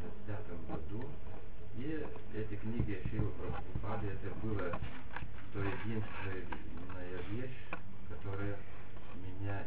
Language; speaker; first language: Russian; non-native, fluent; Lithuanian